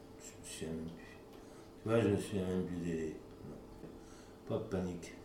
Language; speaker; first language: French; native; French